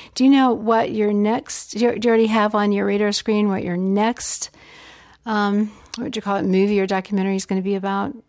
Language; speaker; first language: English; native; English